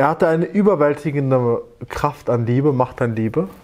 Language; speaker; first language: German; native; German